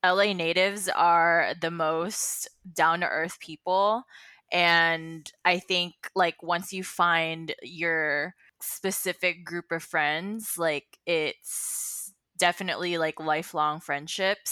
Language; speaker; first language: English; non-native, local second language; Filipino